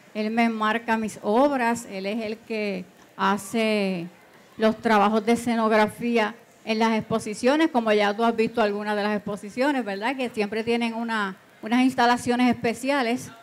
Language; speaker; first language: Spanish; native; Spanish